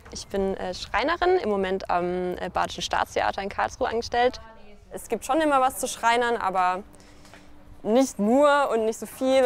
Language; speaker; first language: German; native; German